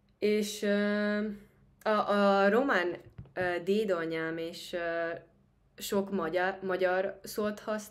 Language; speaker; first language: Hungarian; non-native, fluent; Spanish